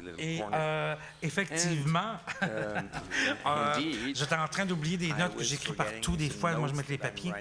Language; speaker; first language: French; native; French